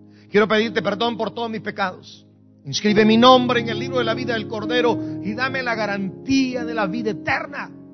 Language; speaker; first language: Spanish; native; Spanish